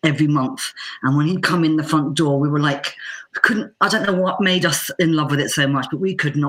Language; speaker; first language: English; native; English